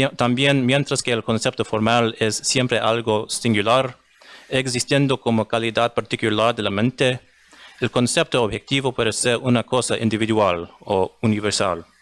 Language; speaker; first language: Spanish; non-native, learner; English